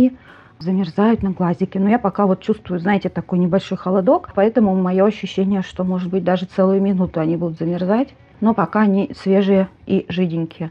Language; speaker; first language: Russian; native; Russian